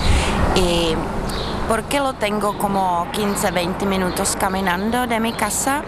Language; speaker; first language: Spanish; non-native, fluent; Czech